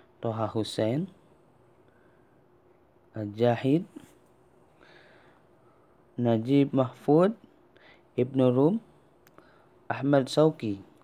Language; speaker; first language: Arabic; non-native, fluent; Indonesian